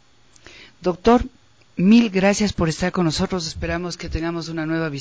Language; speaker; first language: Spanish; native; Spanish